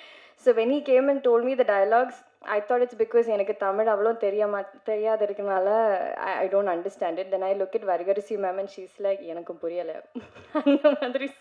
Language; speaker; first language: Tamil; non-native, learner; Malayalam